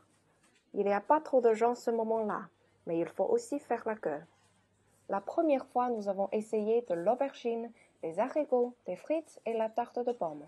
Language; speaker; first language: French; non-native, learner; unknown